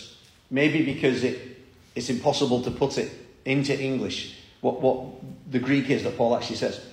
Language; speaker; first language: English; native; English